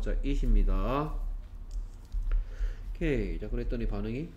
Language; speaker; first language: Korean; native; Korean